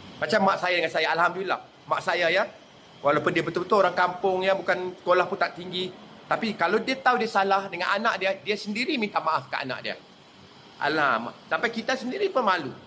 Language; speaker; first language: Malay; native; Malay